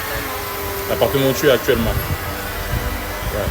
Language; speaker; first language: French; native; French